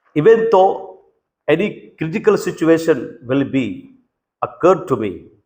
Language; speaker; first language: English; non-native, local second language; Telugu